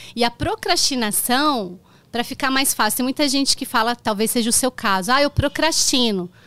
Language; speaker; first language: Portuguese; native; Portuguese